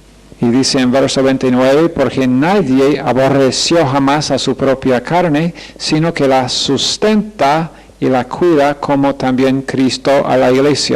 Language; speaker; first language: Spanish; non-native, fluent; English